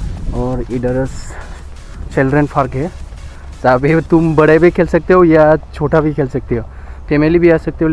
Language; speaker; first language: Hindi; non-native, local second language; Bodo